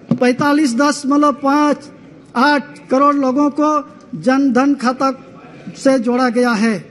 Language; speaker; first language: Hindi; native; Hindi